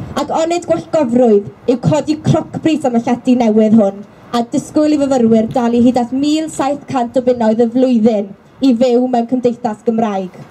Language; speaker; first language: Welsh; native; Welsh